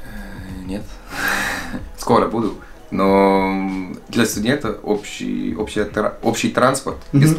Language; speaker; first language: Russian; non-native, learner; Dutch